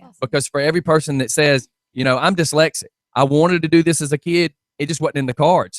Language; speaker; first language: English; native; English